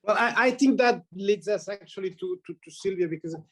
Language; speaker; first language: English; non-native, fluent; Italian